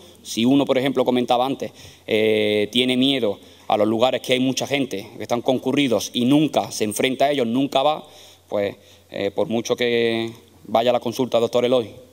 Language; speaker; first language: Spanish; native; Spanish